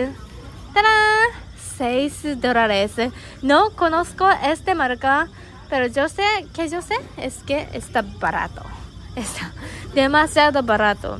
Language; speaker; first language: Spanish; non-native, learner; Japanese